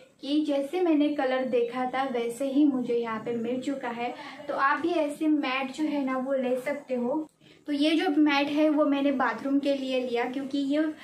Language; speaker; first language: Hindi; non-native, local second language; Marathi